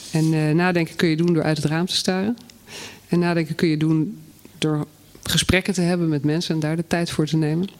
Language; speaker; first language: Dutch; native; Dutch